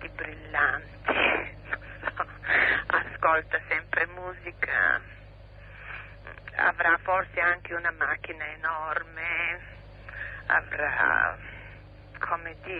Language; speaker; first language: Italian; non-native, fluent; Bulgarian